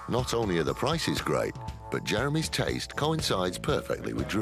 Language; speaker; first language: English; native; English